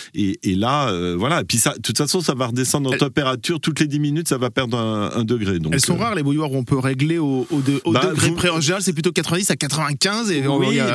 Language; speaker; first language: French; non-native, fluent; English